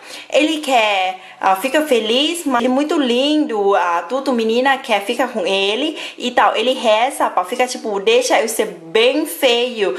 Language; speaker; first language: Portuguese; non-native, fluent; Thai